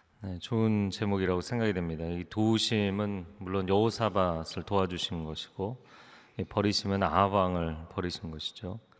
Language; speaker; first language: Korean; native; Korean